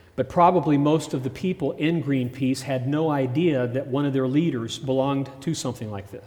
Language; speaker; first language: English; early bilingual, other home language; German